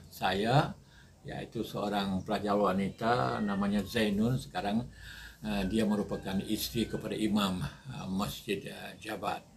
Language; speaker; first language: Malay; native; Malay